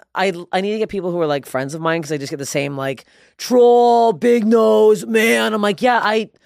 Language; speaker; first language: English; native; English